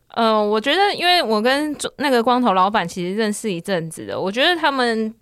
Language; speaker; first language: Chinese; native; Chinese